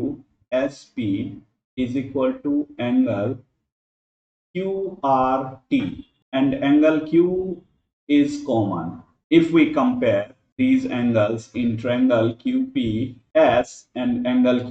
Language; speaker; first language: English; non-native, local second language; Hindi